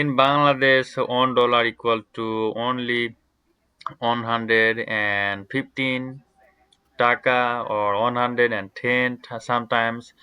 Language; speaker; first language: English; non-native, learner; Bangla